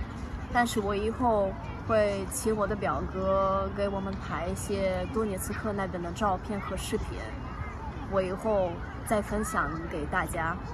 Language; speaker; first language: Chinese; non-native, fluent; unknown